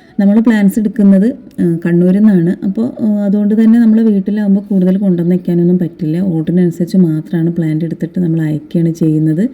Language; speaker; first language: Malayalam; native; Malayalam